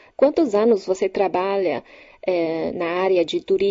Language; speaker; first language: Portuguese; non-native, fluent; Chinese